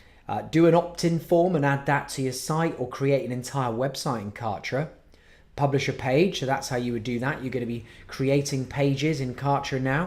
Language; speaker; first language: English; native; English